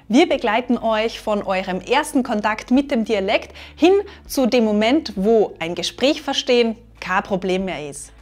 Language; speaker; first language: German; native; German